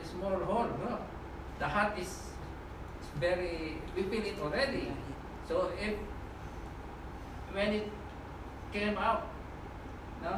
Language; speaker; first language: English; non-native, local second language; Filipino